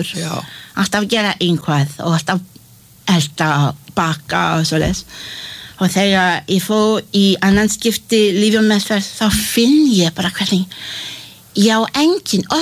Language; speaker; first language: Icelandic; non-native, learner; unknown